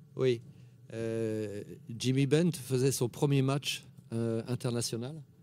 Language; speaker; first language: French; native; French